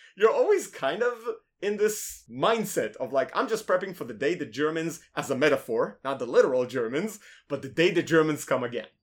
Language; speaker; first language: English; non-native, fluent; Hebrew